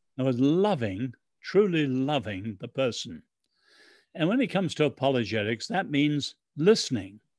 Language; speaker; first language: English; early bilingual, other home language; Chinese